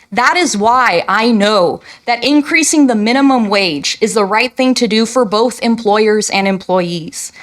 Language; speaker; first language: English; native; English